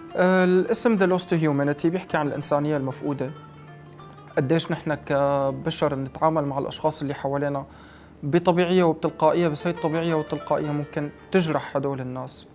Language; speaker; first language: Arabic; native; Arabic